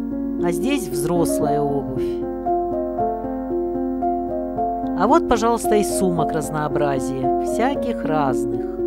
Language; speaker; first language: Russian; native; Russian